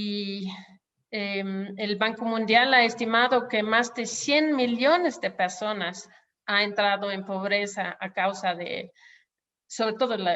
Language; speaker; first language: Spanish; non-native, fluent; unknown